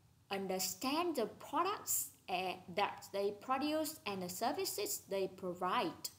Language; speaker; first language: English; non-native, fluent; Vietnamese